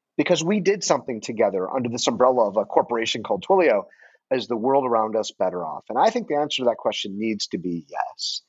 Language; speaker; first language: English; native; English